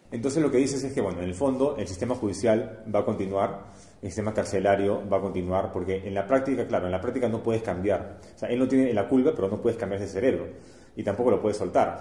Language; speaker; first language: Spanish; native; Spanish